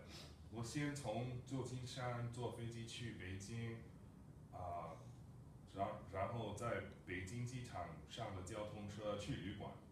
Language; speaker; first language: Chinese; non-native, fluent; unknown